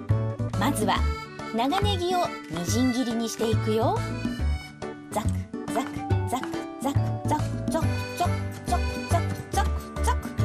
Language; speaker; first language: Japanese; native; Japanese